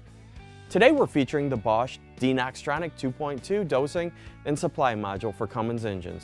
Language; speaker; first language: English; native; English